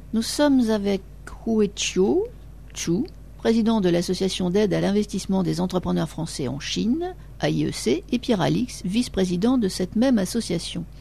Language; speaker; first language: French; native; French